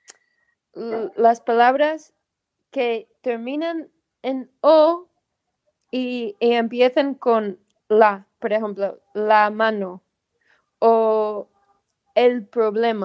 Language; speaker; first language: Spanish; non-native, fluent; English